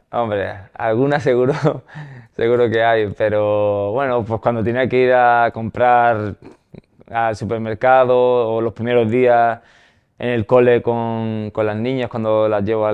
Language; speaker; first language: Spanish; native; Spanish